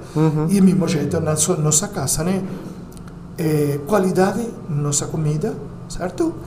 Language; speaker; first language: Portuguese; non-native, learner; Spanish